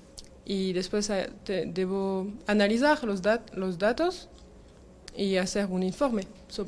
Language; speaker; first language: Spanish; non-native, learner; French